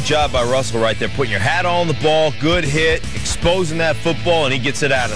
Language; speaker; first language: English; native; English